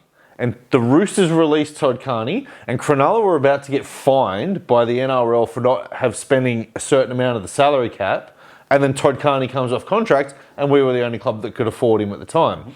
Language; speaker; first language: English; native; English